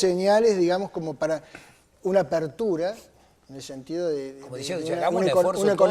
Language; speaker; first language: Spanish; native; Spanish